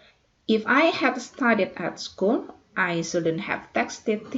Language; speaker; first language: English; non-native, fluent; Indonesian